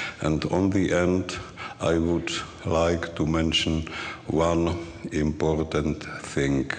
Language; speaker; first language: English; non-native, learner; Czech